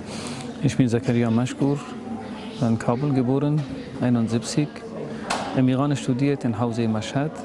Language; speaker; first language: German; non-native, fluent; Persian